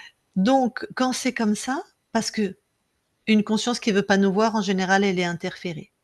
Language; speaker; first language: French; native; French